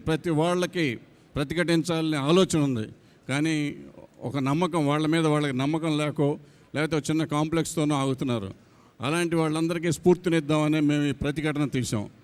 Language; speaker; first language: Telugu; native; Telugu